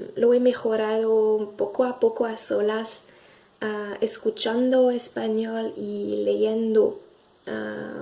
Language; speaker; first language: Spanish; non-native, fluent; French